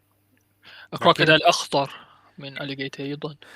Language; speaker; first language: Arabic; non-native, learner; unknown